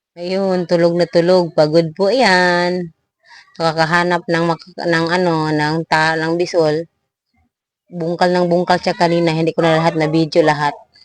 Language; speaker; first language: Filipino; non-native, local second language; Cebuano